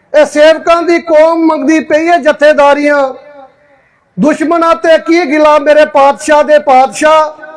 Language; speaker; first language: Punjabi; native; Punjabi